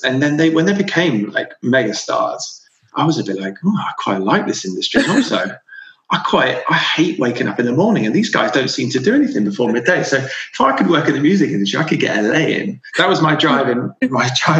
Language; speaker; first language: English; native; English